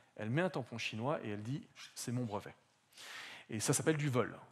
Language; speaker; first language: French; native; French